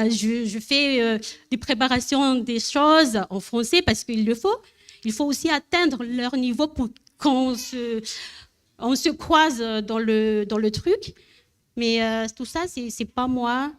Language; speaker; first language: French; non-native, learner; Malagasy